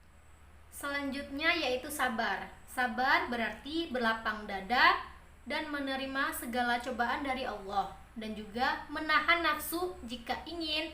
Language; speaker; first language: Indonesian; native; Indonesian